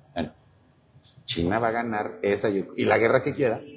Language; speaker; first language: Spanish; native; Spanish